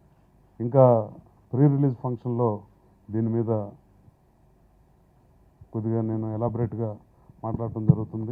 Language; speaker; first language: Telugu; native; Telugu